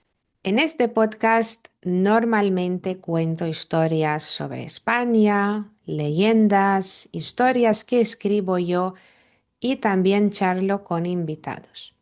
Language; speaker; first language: Spanish; non-native, fluent; Lithuanian